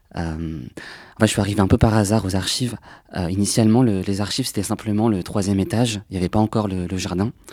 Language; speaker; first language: French; native; French